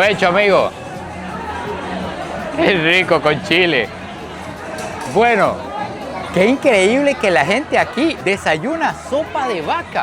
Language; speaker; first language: Spanish; native; Spanish